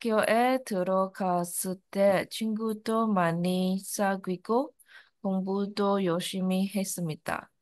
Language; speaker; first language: Korean; non-native, learner; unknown